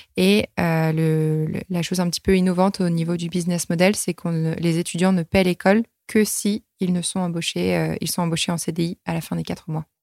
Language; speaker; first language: French; native; French